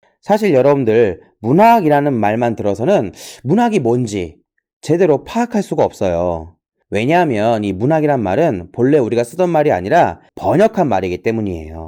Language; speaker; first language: Korean; native; Korean